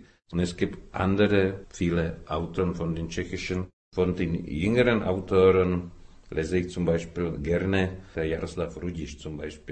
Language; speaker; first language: German; non-native, fluent; Czech